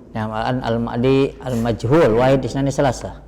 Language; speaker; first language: Arabic; non-native, fluent; Indonesian